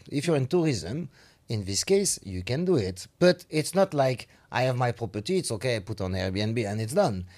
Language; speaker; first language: English; non-native, fluent; French